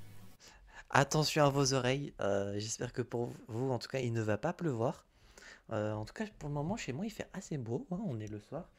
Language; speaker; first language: French; native; French